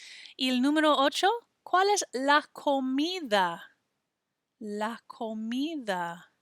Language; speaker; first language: Spanish; non-native, fluent; English